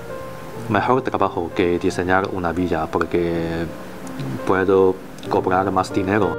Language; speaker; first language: Spanish; non-native, learner; Chinese